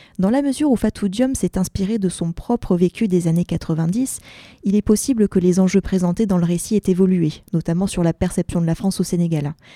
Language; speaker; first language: French; native; French